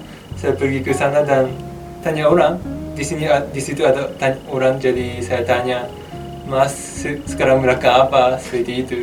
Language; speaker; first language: Indonesian; non-native, fluent; Japanese